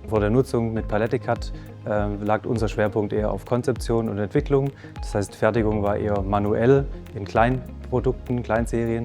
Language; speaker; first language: German; native; German